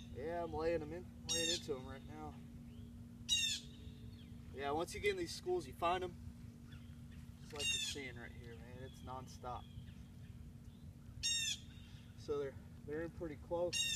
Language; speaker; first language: English; native; English